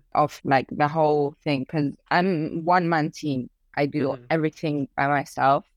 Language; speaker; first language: English; early bilingual, other home language; Persian